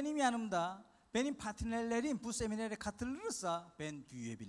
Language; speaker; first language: Turkish; non-native, fluent; Korean